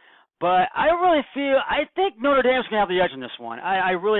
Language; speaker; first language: English; native; English